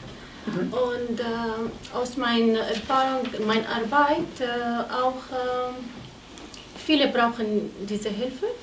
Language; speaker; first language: German; non-native, fluent; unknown